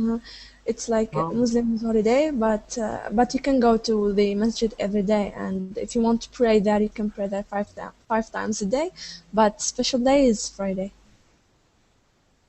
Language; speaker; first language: English; non-native, fluent; Arabic